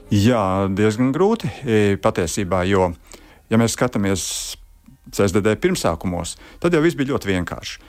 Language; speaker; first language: Latvian; native; Latvian